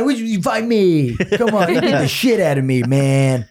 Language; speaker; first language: English; early bilingual, other home language; Spanish